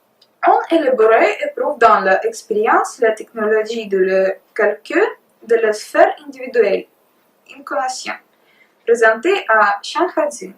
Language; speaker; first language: French; non-native, learner; Russian